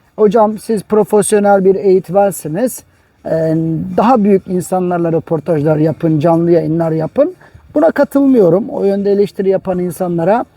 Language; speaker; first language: Turkish; native; Turkish